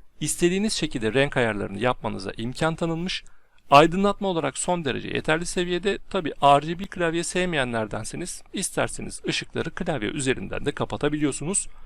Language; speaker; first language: Turkish; native; Turkish